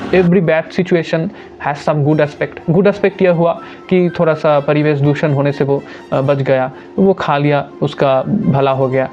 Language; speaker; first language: Hindi; non-native, local second language; Bangla